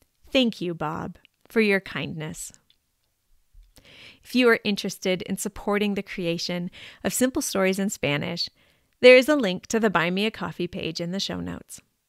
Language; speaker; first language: English; native; English